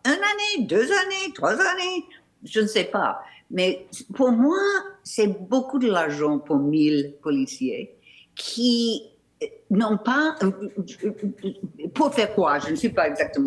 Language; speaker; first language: French; non-native, learner; English